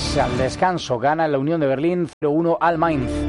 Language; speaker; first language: Spanish; native; Spanish